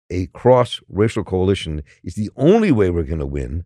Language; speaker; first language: English; native; English